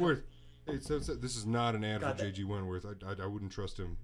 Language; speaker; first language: English; native; English